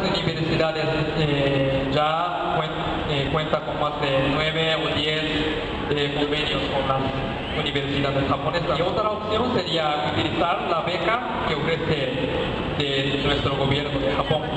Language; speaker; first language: Spanish; non-native, learner; Japanese